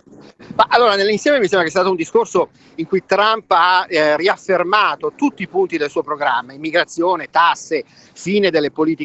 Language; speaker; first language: Italian; native; Italian